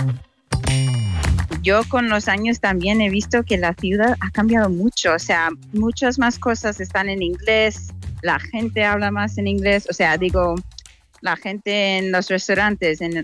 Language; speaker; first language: Spanish; non-native, fluent; English